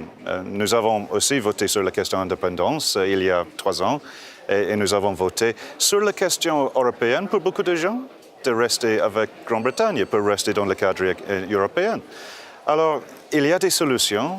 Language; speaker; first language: French; non-native, fluent; English